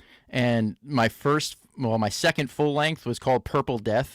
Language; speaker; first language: English; native; English